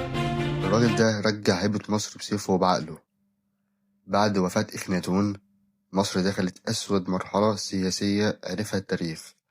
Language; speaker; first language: Arabic; native; Arabic